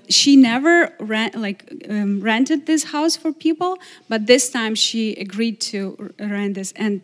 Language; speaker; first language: English; non-native, fluent; Ukrainian